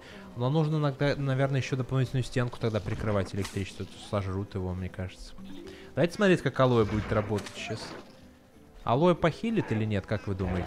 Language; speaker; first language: Russian; native; Russian